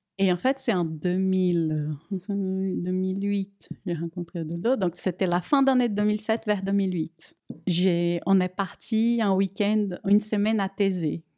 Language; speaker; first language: French; non-native, fluent; Portuguese